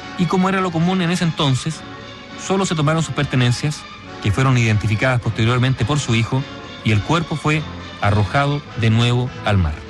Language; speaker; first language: Spanish; native; Spanish